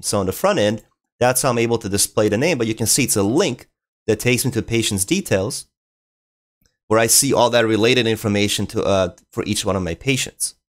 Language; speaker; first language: English; native; English